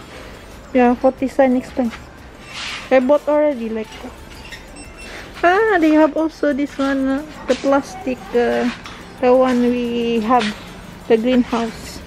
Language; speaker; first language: English; non-native, learner; Filipino